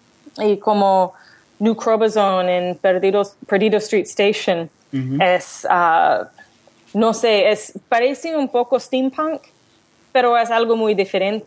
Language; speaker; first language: Spanish; non-native, learner; English